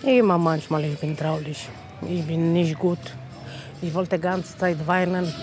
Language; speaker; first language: German; non-native, learner; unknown